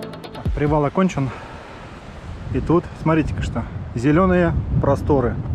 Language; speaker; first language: Russian; native; Russian